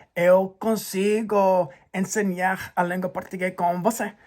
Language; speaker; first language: Portuguese; non-native, learner; English